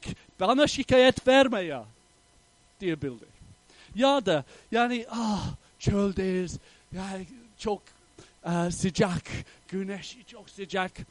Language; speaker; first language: Turkish; non-native, fluent; English